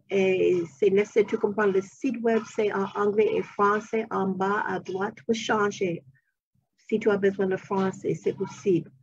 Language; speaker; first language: French; non-native, fluent; English